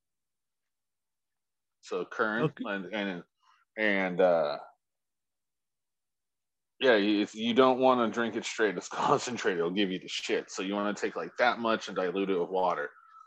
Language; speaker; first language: English; native; English